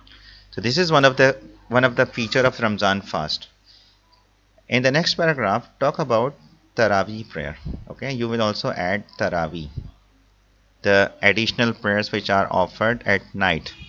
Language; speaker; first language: English; non-native, local second language; Urdu